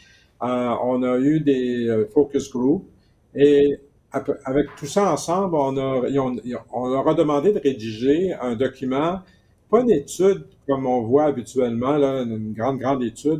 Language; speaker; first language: French; native; French